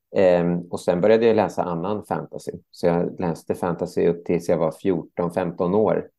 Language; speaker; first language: Swedish; native; Swedish